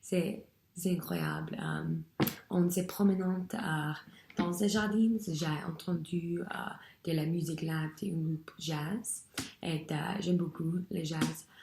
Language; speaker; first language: French; non-native, learner; English